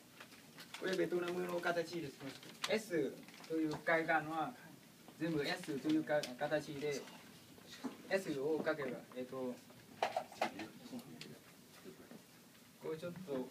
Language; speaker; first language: Japanese; non-native, learner; Vietnamese